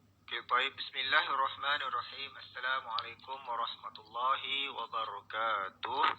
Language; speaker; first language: Arabic; non-native, fluent; Malay